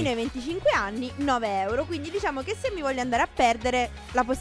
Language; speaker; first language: Italian; native; Italian